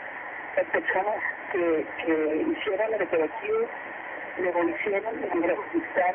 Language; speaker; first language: Spanish; native; Spanish